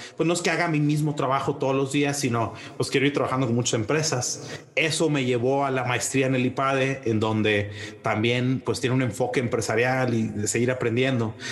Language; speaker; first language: Spanish; native; Spanish